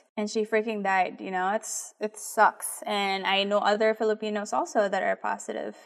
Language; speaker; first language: English; early bilingual, other home language; Filipino